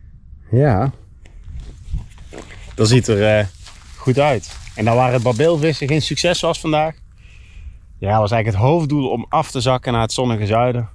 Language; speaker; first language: Dutch; native; Dutch